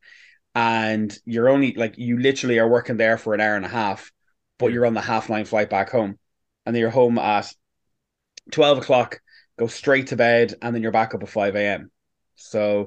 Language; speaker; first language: English; native; English